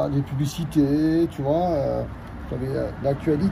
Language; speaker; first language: French; native; French